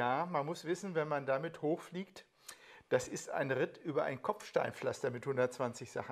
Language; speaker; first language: German; native; German